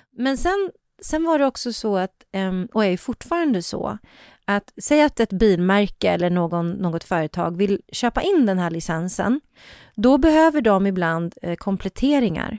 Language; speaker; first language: Swedish; native; Swedish